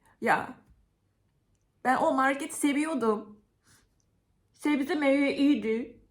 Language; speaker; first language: Turkish; non-native, fluent; Japanese